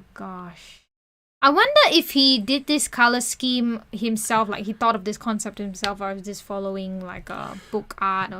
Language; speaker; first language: English; native; English